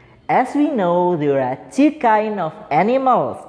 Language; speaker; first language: English; non-native, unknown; Indonesian